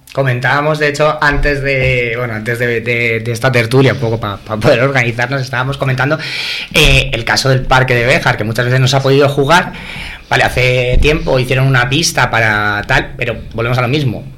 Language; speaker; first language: Spanish; native; Spanish